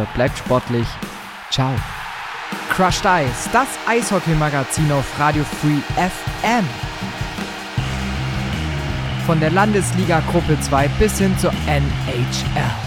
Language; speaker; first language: German; native; German